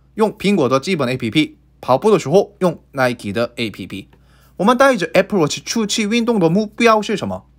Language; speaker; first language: Chinese; non-native, fluent; Korean